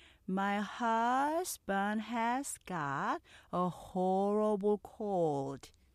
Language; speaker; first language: English; non-native, fluent; Korean